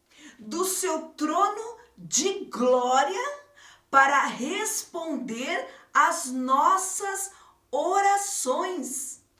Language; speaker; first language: Portuguese; native; Portuguese